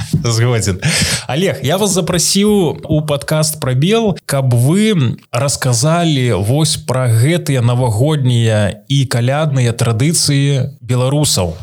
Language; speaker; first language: Belarusian; non-native, local second language; Russian